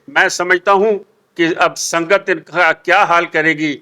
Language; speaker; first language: Hindi; non-native, local second language; Punjabi